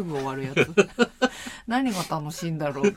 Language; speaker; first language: Japanese; native; Japanese